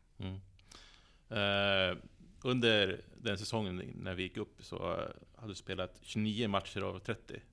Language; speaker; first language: Swedish; native; Swedish